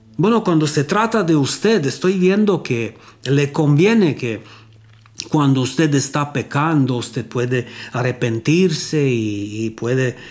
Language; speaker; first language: Spanish; non-native, fluent; Romanian